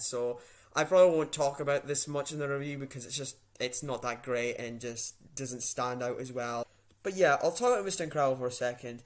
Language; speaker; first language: English; native; English